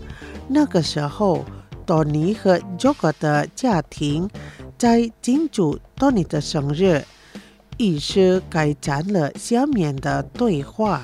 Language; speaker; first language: Chinese; non-native, fluent; Indonesian